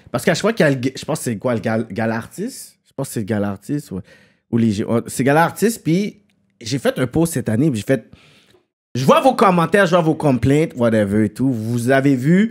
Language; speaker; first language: French; native; French